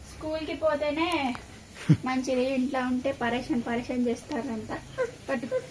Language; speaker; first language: Telugu; native; Telugu